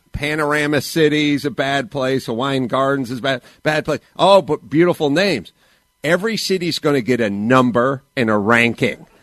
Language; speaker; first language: English; native; English